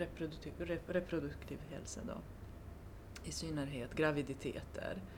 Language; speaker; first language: Swedish; non-native, fluent; Romanian